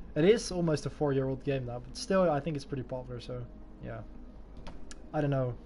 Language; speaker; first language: English; non-native, fluent; Dutch